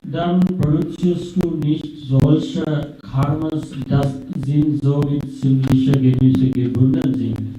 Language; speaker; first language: German; non-native, fluent; Sinhala